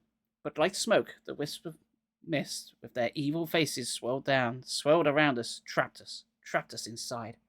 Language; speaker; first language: English; native; English